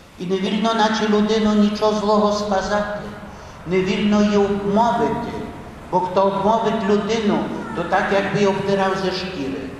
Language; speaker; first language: Ukrainian; early bilingual, heritage; Ukrainian